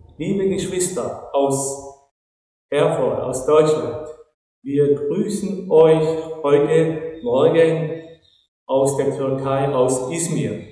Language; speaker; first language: German; non-native, fluent; Turkish